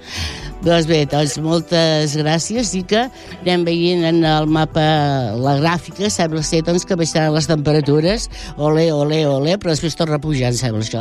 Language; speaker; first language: Catalan; native; Catalan